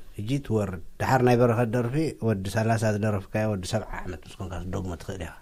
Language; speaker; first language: Tigrinya; native; Tigrinya